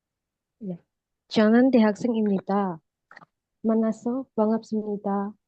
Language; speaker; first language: Korean; non-native, learner; Indonesian